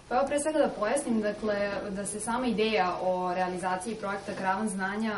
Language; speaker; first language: Serbian; native; Serbian